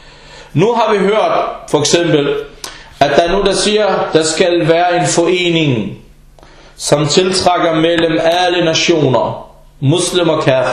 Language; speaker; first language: Danish; early bilingual, other home language; Arabic